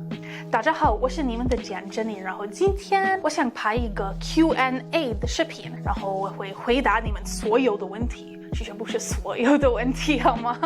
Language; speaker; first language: Chinese; non-native, learner; English